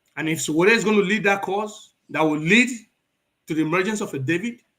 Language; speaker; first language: English; non-native, local second language; Yoruba